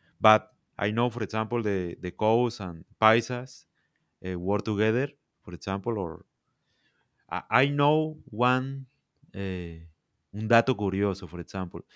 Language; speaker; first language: English; non-native, learner; Spanish